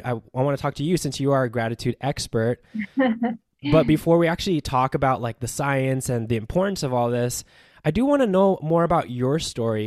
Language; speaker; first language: English; native; English